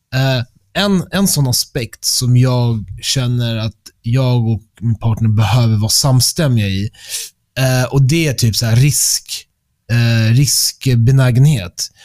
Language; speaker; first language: Swedish; early bilingual, other home language; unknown